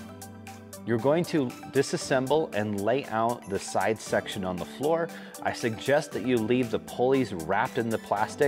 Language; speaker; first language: English; native; English